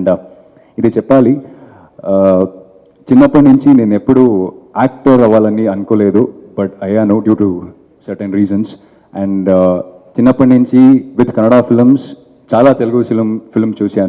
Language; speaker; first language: Telugu; non-native, fluent; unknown